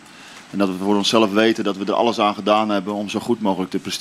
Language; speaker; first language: Dutch; native; Dutch